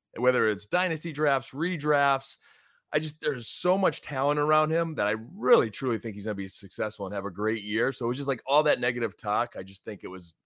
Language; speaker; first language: English; native; English